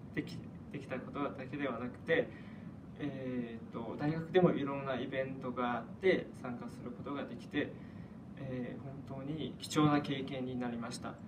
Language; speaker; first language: Japanese; non-native, fluent; Chinese